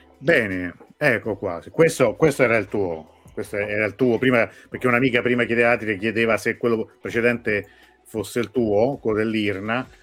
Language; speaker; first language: Italian; native; Italian